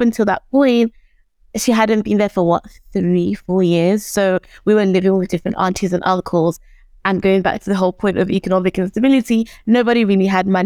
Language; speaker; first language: English; early bilingual, other home language; Shona